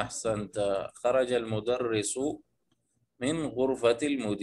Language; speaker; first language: Arabic; non-native, learner; Urdu